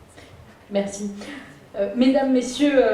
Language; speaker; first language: French; native; French